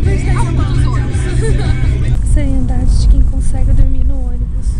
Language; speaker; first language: Portuguese; native; Portuguese